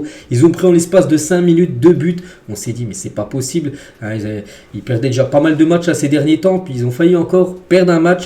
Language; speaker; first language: French; native; French